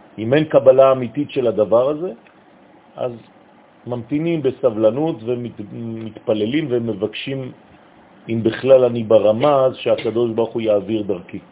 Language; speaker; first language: Hebrew; non-native, fluent; French